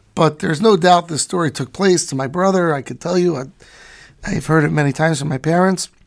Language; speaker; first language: English; native; English